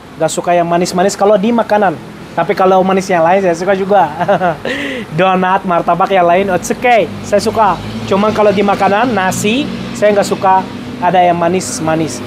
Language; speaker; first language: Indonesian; non-native, fluent; Arabic